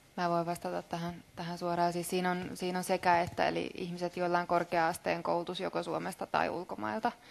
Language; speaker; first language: Finnish; native; Finnish